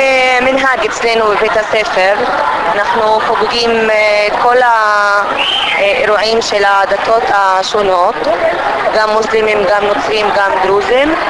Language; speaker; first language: Hebrew; non-native, local second language; Arabic